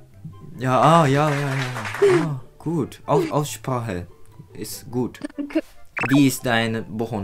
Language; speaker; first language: German; non-native, learner; Japanese